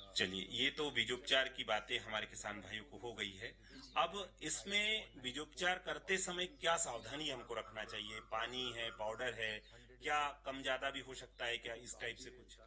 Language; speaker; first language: Hindi; native; Hindi